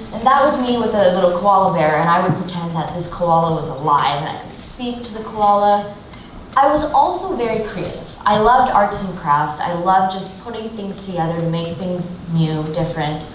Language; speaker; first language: English; native; English